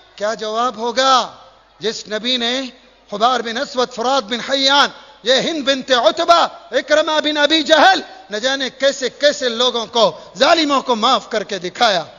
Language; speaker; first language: Urdu; native; Urdu